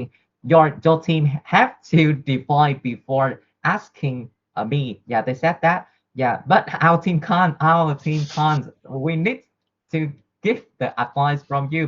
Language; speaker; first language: English; non-native, learner; Vietnamese